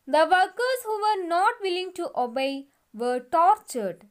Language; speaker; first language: English; non-native, local second language; Malayalam